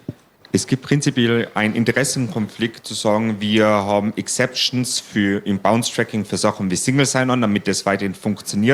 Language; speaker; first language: German; native; German